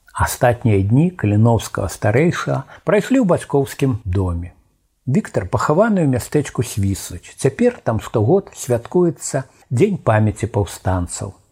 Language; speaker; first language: Belarusian; native; Belarusian